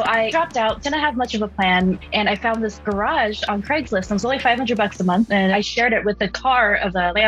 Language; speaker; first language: English; early bilingual, other home language; Chinese